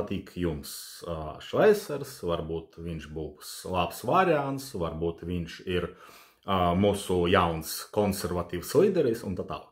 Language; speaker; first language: Latvian; non-native, fluent; Russian